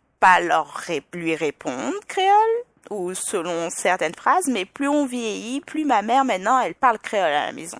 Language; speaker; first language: French; native; French